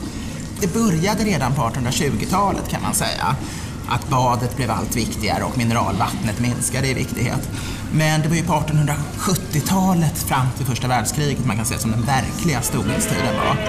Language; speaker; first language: Swedish; native; Swedish